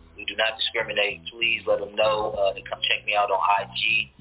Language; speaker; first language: English; native; English